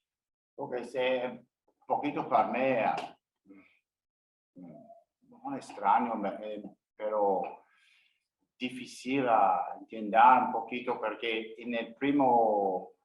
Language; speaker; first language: Spanish; non-native, learner; English